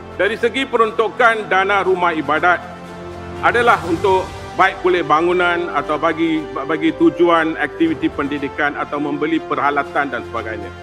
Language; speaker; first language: Malay; non-native, local second language; Tamil